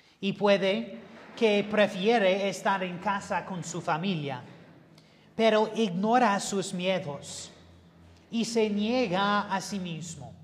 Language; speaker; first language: Spanish; non-native, learner; English